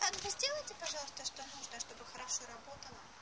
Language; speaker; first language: Russian; native; Russian